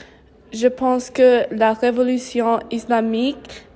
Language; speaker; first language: French; non-native, learner; English